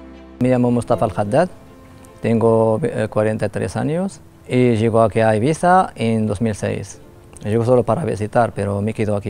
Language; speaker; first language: Spanish; non-native, learner; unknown